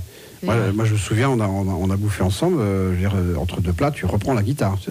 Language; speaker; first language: French; native; French